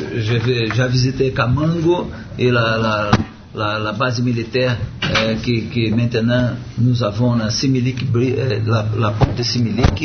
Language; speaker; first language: French; non-native, learner; Portuguese